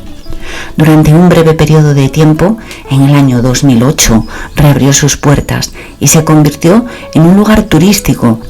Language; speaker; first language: Spanish; native; Spanish